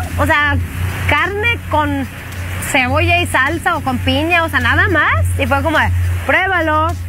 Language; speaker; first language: Spanish; non-native, fluent; Swedish